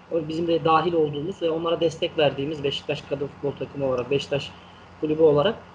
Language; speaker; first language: Turkish; native; Turkish